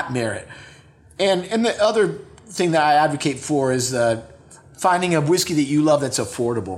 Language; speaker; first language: English; native; English